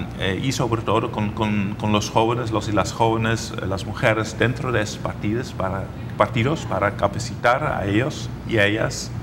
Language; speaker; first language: Spanish; non-native, fluent; Dutch